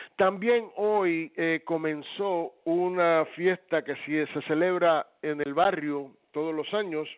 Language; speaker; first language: Spanish; early bilingual, heritage; Spanish